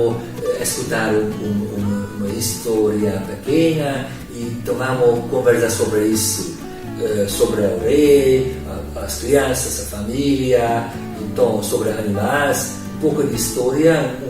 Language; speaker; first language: Portuguese; non-native, learner; Hungarian